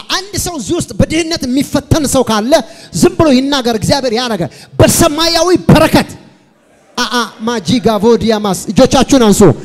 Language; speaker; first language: Amharic; native; Amharic